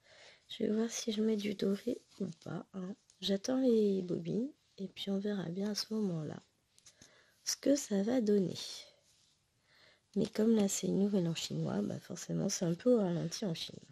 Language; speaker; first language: French; native; French